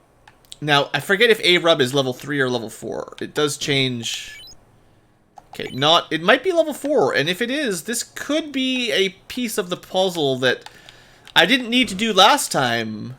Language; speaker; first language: English; native; English